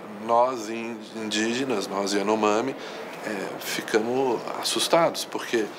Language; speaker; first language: Portuguese; native; Portuguese